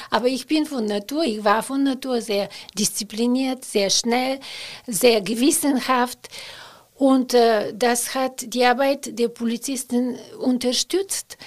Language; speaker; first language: German; non-native, fluent; Bulgarian